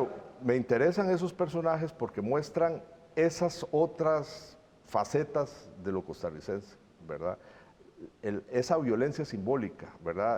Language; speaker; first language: Spanish; native; Spanish